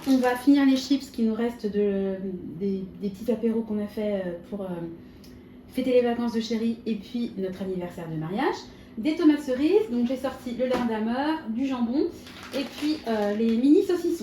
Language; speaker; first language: French; native; French